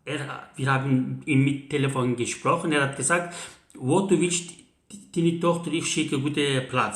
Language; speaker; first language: German; non-native, learner; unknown